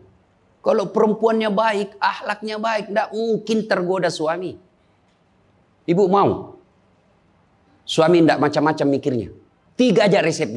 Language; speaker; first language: Indonesian; native; Indonesian